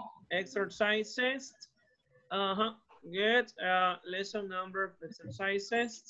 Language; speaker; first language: English; non-native, learner; Spanish